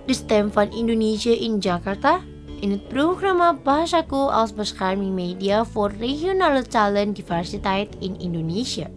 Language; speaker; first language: Dutch; non-native, learner; Indonesian